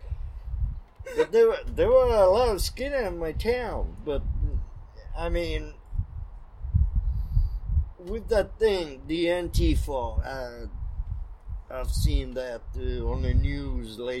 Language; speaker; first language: English; non-native, fluent; French